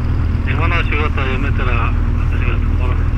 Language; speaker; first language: Japanese; non-native, learner; Mongolian